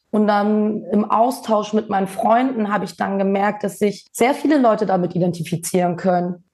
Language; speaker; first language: German; early bilingual, other home language; Bosnian